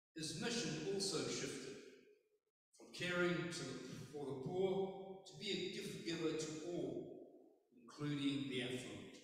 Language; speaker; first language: English; native; English